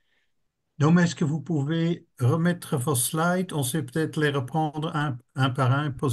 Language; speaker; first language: French; native; French